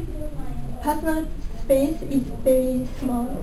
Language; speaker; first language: English; non-native, local second language; Malay